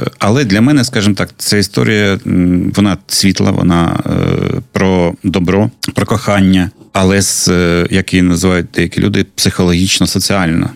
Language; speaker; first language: Ukrainian; non-native, local second language; Russian